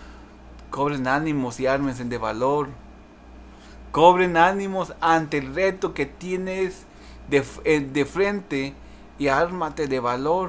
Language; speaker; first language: Spanish; early bilingual, heritage; Spanish